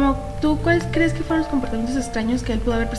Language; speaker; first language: Spanish; native; Spanish